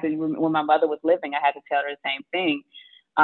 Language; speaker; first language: English; native; English